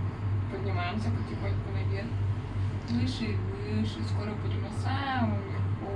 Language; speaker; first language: Russian; native; Russian